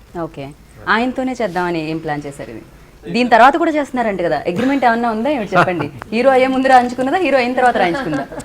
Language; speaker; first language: Telugu; native; Telugu